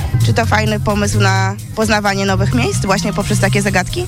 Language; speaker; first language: Polish; native; Polish